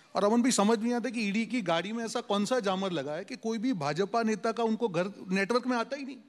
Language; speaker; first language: Hindi; non-native, local second language; Gujarati